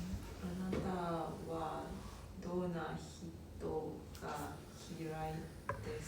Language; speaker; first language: Japanese; non-native, learner; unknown